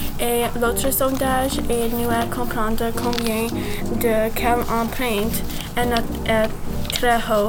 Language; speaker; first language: French; non-native, learner; English